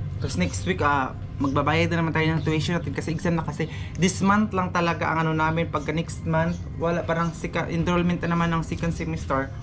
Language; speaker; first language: Filipino; non-native, local second language; Cebuano